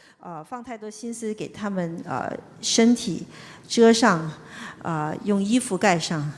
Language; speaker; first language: Chinese; native; Chinese